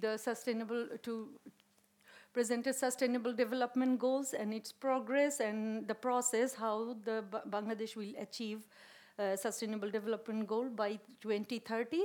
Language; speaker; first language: English; non-native, local second language; Bangla